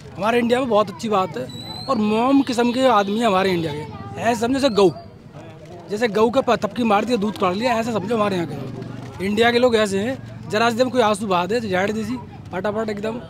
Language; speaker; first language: Hindi; native; Hindi